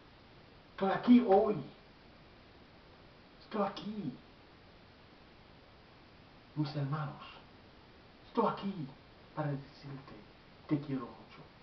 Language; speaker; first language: Spanish; non-native, learner; Haitian Creole